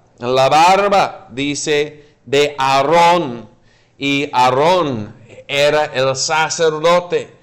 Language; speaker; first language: Spanish; non-native, fluent; English